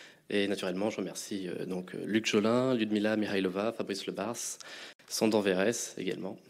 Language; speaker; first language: French; native; French